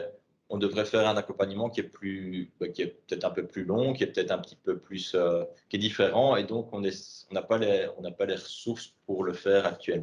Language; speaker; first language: French; native; French